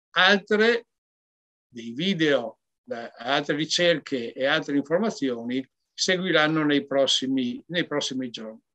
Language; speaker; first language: Italian; native; Italian